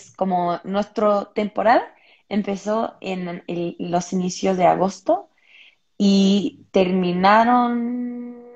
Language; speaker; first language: Spanish; early bilingual, heritage; Spanish